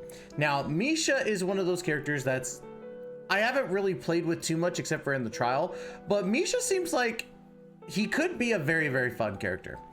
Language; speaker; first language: English; native; English